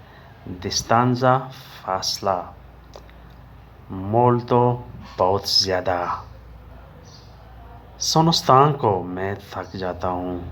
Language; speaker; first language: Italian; non-native, learner; Urdu